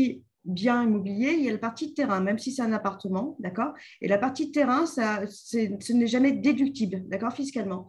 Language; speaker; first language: French; native; French